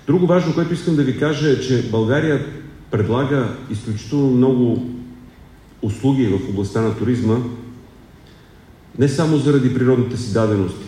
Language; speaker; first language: Bulgarian; native; Bulgarian